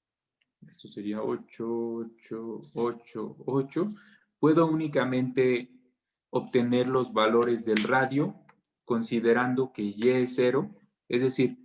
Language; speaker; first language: Spanish; native; Spanish